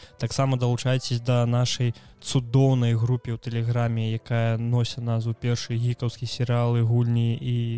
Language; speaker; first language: Belarusian; non-native, local second language; Russian